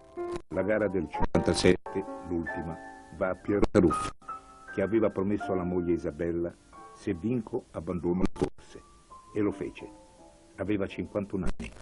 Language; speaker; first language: Italian; native; Italian